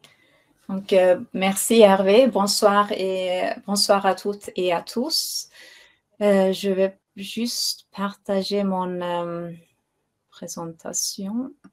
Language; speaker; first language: French; non-native, fluent; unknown